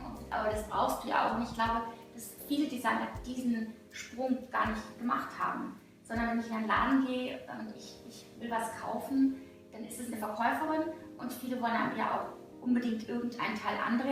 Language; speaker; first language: German; native; German